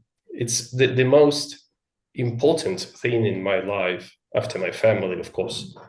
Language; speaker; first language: English; non-native, learner; Russian